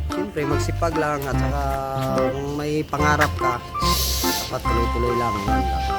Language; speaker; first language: Filipino; native; Filipino